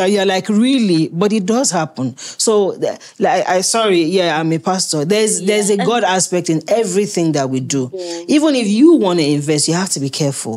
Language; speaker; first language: English; native; English